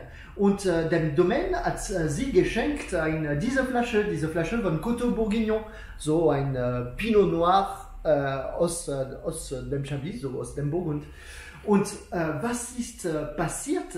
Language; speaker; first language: German; non-native, learner; French